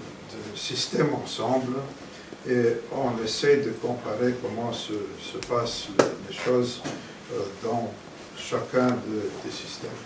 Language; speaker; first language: French; non-native, fluent; Romanian